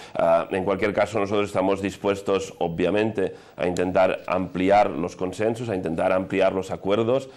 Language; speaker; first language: Spanish; non-native, local second language; Catalan